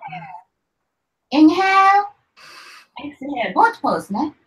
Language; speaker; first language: English; non-native, learner; Japanese